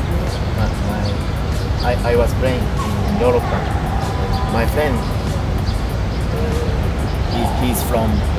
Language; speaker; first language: English; non-native, learner; Japanese